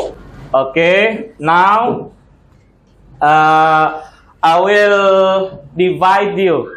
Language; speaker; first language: English; non-native, learner; Indonesian